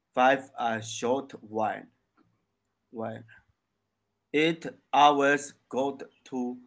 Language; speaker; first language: English; non-native, learner; Chinese